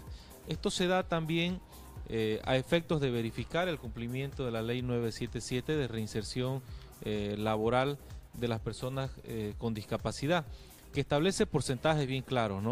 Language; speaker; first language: Spanish; native; Spanish